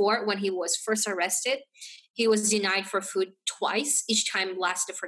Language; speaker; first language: English; non-native, fluent; Chinese